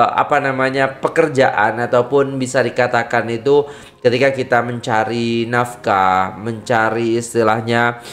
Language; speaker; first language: Indonesian; native; Indonesian